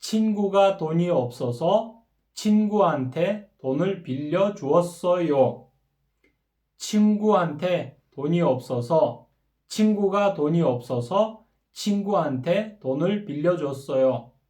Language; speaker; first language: Korean; non-native, fluent; Kyrgyz